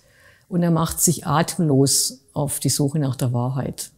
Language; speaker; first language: German; native; German